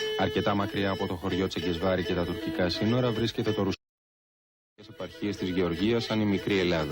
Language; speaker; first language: Greek; native; Greek